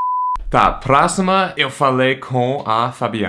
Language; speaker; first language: Portuguese; non-native, fluent; English